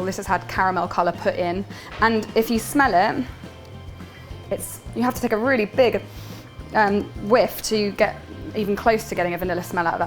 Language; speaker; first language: English; native; English